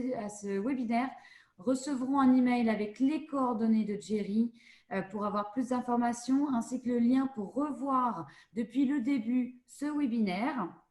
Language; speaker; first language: French; native; French